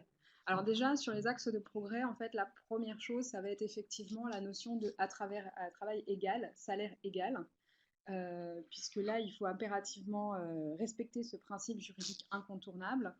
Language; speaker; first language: French; native; French